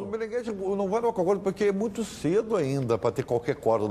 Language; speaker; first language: Portuguese; native; Portuguese